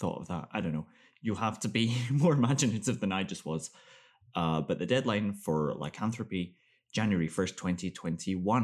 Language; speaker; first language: English; native; English